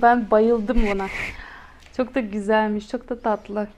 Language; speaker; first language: Turkish; non-native, fluent; Russian